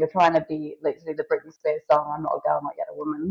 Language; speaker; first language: English; native; English